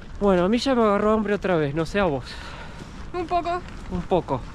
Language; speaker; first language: Spanish; native; Spanish